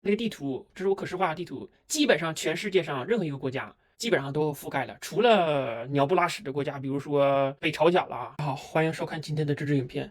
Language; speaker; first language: Chinese; native; Chinese